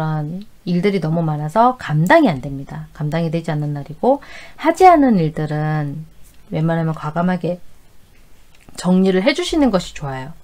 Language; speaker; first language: Korean; native; Korean